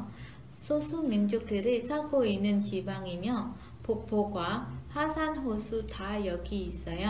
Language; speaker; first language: Korean; non-native, fluent; Khmer